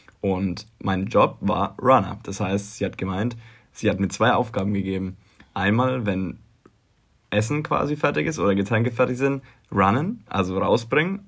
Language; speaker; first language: German; native; German